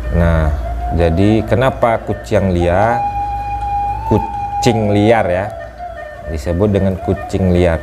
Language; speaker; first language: Indonesian; non-native, local second language; Minangkabau